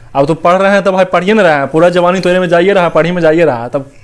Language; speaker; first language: Hindi; native; Hindi